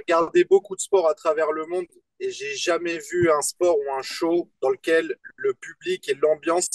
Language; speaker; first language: French; native; French